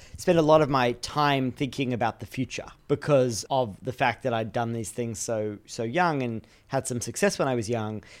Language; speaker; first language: English; native; English